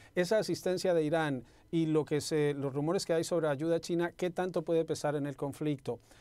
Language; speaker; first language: Spanish; native; Spanish